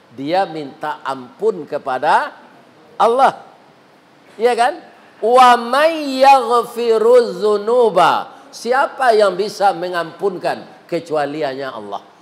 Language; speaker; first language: Malay; non-native, local second language; Minangkabau